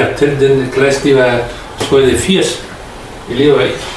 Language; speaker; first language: Danish; non-native, learner; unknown